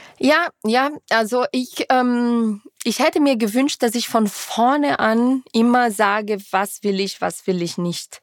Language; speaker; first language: German; non-native, fluent; Portuguese